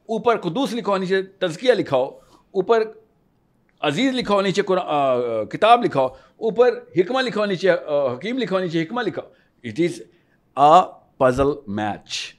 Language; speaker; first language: Urdu; native; Urdu